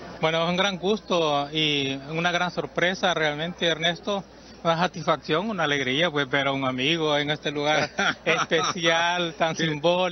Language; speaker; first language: Spanish; native; Spanish